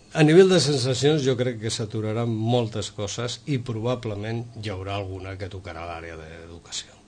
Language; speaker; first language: Catalan; non-native, local second language; Spanish